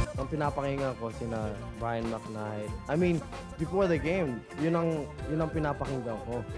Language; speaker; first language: Filipino; early bilingual, heritage; Filipino